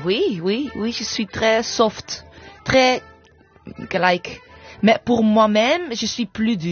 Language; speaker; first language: French; non-native, learner; English